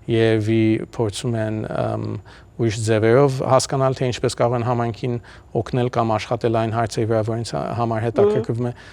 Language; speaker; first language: Armenian; early bilingual, heritage; Armenian